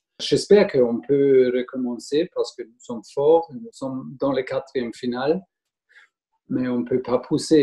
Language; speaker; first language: French; non-native, learner; German